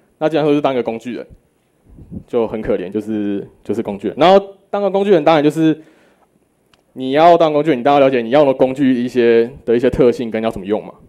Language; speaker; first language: Chinese; native; Chinese